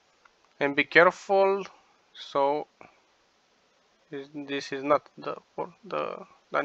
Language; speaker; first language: English; non-native, fluent; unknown